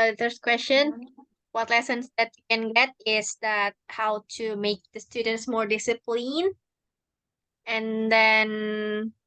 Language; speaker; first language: English; non-native, learner; Indonesian